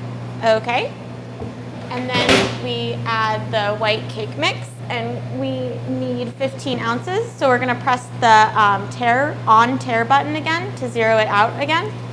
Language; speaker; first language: English; native; English